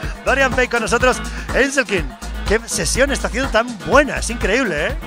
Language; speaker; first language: Spanish; native; Spanish